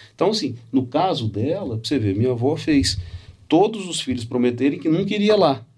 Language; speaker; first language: Portuguese; native; Portuguese